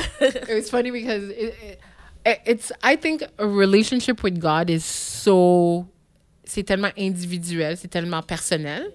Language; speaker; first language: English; non-native, local second language; French